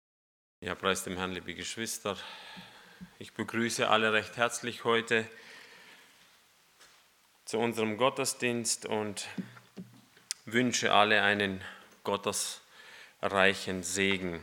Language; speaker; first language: German; non-native, fluent; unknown